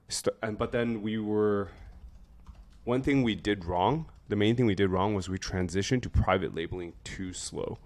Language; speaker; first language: English; native; English